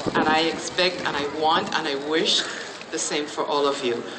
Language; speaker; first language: English; non-native, fluent; Spanish